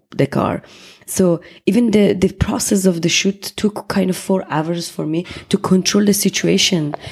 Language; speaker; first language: English; non-native, fluent; Persian